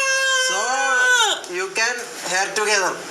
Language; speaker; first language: English; non-native, local second language; Malayalam